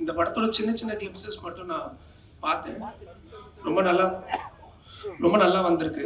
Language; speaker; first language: Tamil; non-native, learner; Malayalam